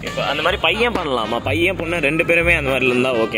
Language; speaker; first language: Tamil; native; Tamil